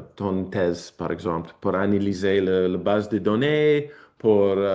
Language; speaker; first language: French; non-native, fluent; English